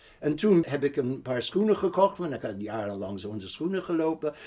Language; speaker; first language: Dutch; non-native, fluent; English